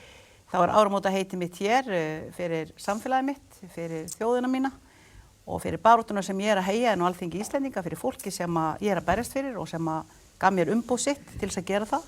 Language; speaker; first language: Icelandic; native; Icelandic